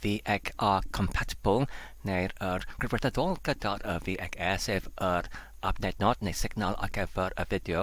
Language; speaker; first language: Welsh; non-native, learner; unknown